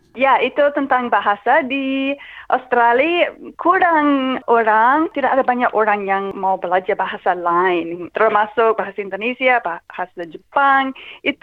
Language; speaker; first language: Indonesian; non-native, fluent; English